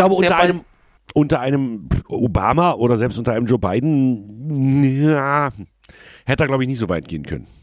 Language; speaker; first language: German; native; German